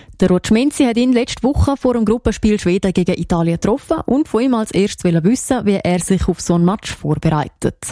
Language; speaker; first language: German; native; German